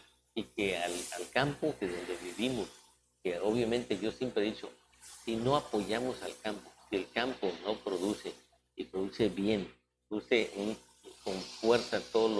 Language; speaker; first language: Spanish; native; Spanish